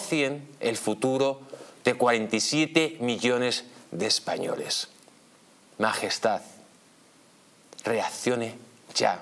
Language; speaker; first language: Spanish; native; Spanish